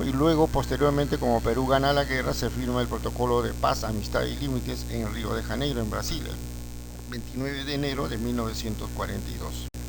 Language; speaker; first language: Spanish; native; Spanish